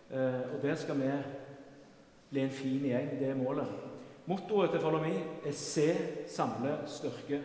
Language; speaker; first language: Norwegian; native; Norwegian